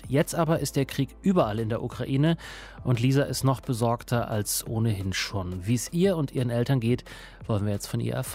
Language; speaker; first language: German; native; German